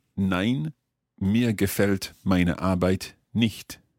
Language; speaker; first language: German; non-native, learner; English